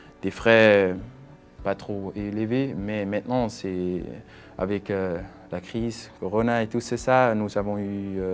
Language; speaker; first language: French; non-native, fluent; Swiss German